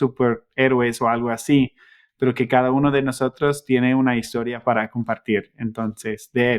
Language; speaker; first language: Spanish; non-native, fluent; English